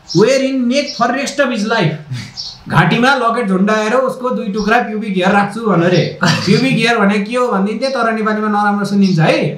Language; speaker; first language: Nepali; native; Nepali